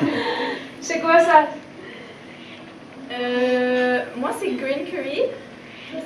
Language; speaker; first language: French; non-native, learner; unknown